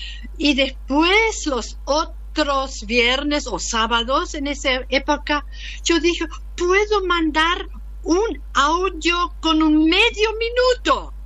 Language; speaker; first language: Spanish; non-native, learner; German